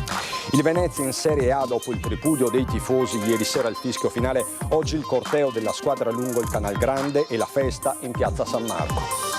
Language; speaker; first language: Italian; native; Italian